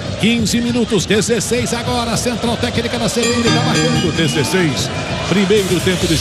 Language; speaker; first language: Portuguese; native; Portuguese